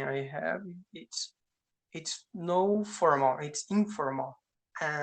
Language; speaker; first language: English; non-native, learner; Portuguese